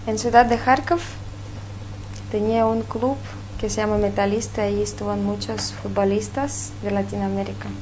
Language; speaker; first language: Spanish; non-native, fluent; Russian